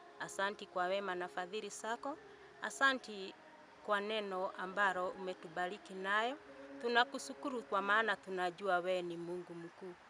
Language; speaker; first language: Swahili; non-native, local second language; Kikuyu